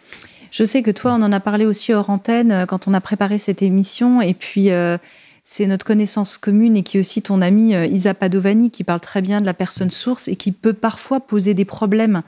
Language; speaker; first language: French; native; French